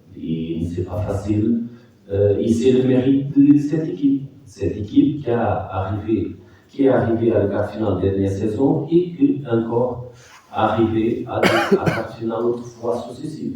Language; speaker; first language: French; non-native, fluent; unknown